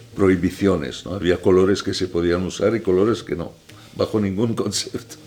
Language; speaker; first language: Spanish; non-native, fluent; Arabic